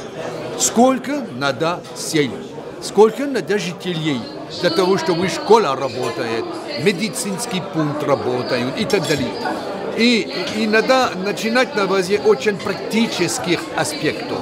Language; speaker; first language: Russian; non-native, fluent; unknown